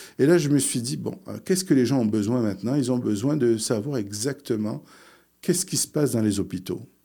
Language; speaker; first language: French; early bilingual, other home language; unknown